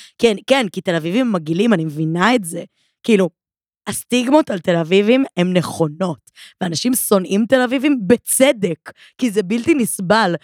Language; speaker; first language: Hebrew; native; Hebrew